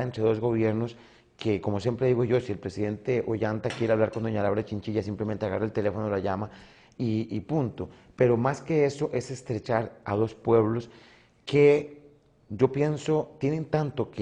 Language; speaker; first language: Spanish; native; Spanish